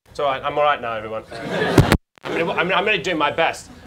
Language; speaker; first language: English; native; English